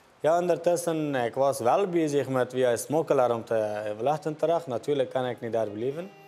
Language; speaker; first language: Dutch; non-native, learner; Persian